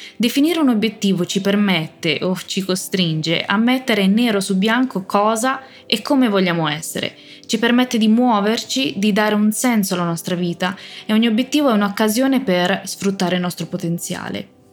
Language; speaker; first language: Italian; native; Italian